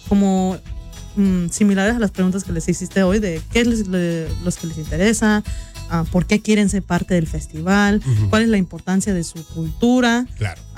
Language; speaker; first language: Spanish; early bilingual, heritage; Spanish